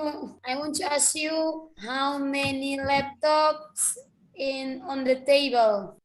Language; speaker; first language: English; non-native, learner; Indonesian